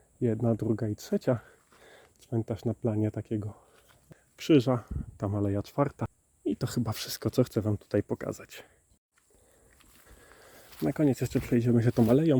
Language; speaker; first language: Polish; native; Polish